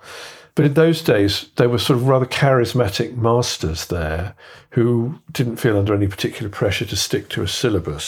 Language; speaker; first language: English; native; English